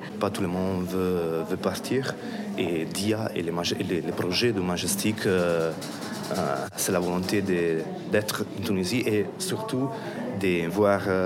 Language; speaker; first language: French; non-native, fluent; Italian